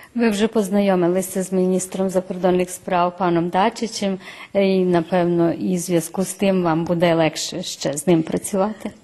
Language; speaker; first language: Ukrainian; early bilingual, heritage; Ukrainian